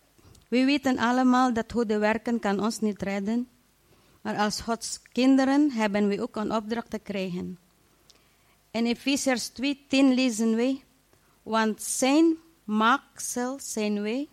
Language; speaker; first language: Dutch; non-native, fluent; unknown